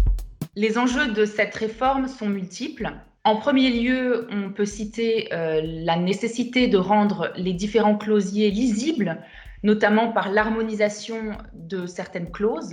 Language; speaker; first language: French; native; French